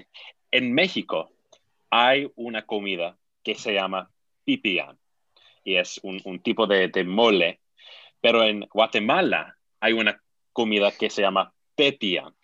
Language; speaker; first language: Spanish; non-native, fluent; English